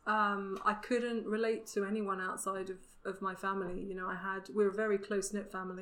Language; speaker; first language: English; native; English